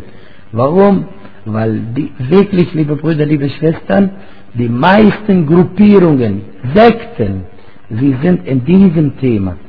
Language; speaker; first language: German; non-native, fluent; Arabic